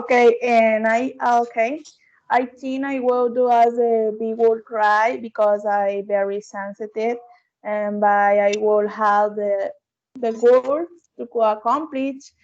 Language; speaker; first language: English; non-native, learner; Spanish